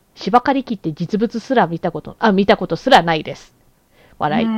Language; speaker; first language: Japanese; early bilingual, other home language; English